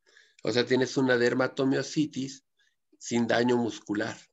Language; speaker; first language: Spanish; native; Spanish